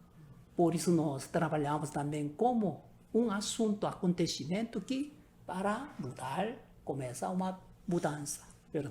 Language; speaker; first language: Portuguese; non-native, learner; Korean